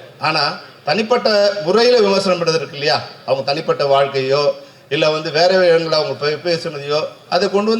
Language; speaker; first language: Tamil; native; Tamil